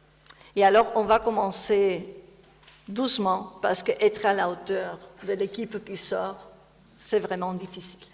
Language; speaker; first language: French; non-native, fluent; Spanish